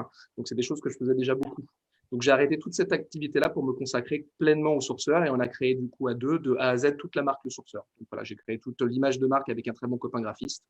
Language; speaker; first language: French; native; French